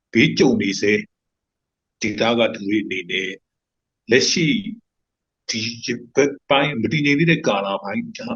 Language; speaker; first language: Burmese; native; Burmese